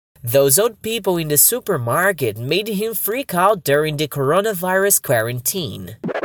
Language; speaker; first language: English; non-native, fluent; Portuguese